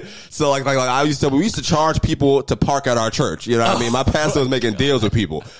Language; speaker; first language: English; native; English